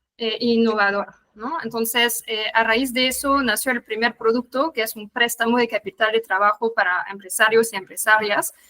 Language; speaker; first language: Spanish; non-native, fluent; French